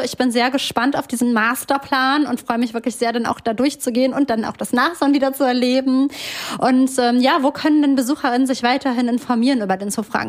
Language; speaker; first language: German; native; German